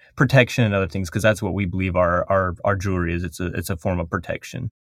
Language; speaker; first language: English; early bilingual, other home language; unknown